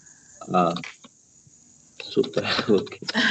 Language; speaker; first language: English; non-native, learner; Vietnamese